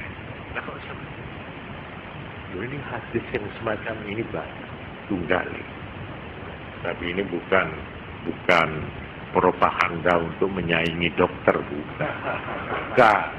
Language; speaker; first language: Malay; non-native, local second language; Javanese